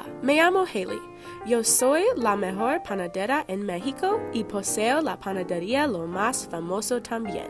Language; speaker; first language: Spanish; non-native, learner; English